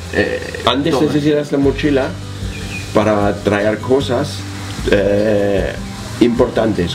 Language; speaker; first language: Spanish; non-native, learner; German